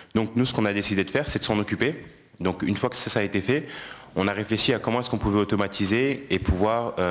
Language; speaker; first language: French; non-native, local second language; Wolof